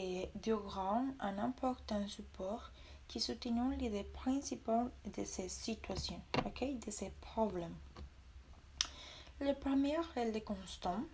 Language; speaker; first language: French; non-native, learner; Spanish